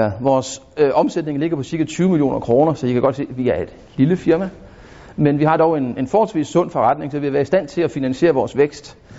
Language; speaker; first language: Danish; native; Danish